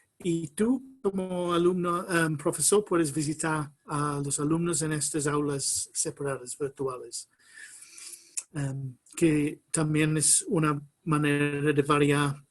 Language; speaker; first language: Spanish; non-native, fluent; English